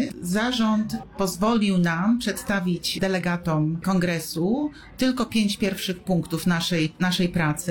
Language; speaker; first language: Polish; native; Polish